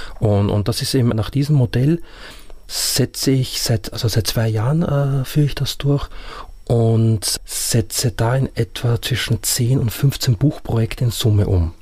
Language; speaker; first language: German; native; German